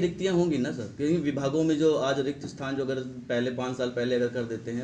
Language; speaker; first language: Hindi; native; Hindi